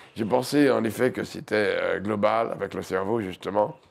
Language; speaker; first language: French; native; French